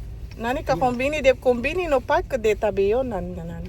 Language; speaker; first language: Japanese; non-native, fluent; Filipino